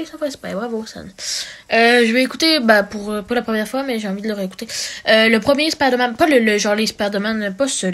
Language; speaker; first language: French; native; French